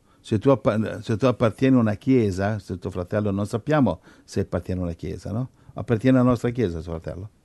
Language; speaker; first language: Italian; non-native, fluent; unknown